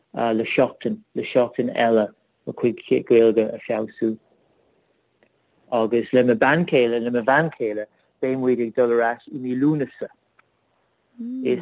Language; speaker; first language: Irish; non-native, learner; English